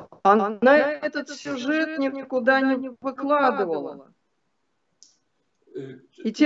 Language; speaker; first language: Russian; native; Russian